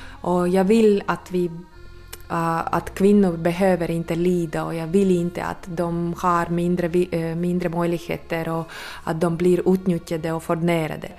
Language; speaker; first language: Swedish; non-native, fluent; Latvian